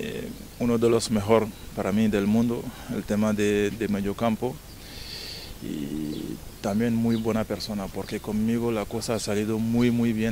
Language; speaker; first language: Spanish; non-native, fluent; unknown